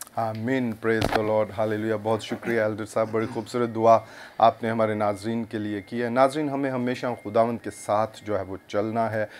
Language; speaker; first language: Urdu; non-native, local second language; Punjabi